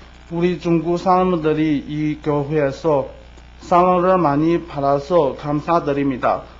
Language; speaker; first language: Korean; non-native, learner; Chinese